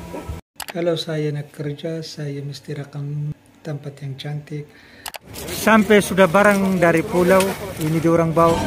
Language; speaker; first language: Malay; non-native, fluent; Urdu